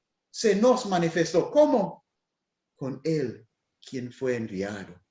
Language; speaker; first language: Spanish; non-native, fluent; English